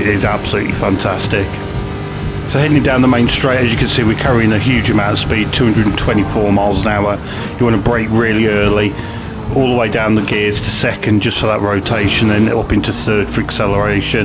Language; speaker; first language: English; native; English